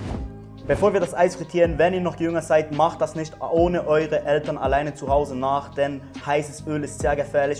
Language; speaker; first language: German; native; German